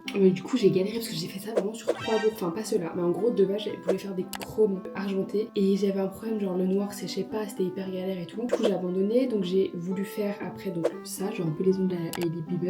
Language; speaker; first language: French; native; French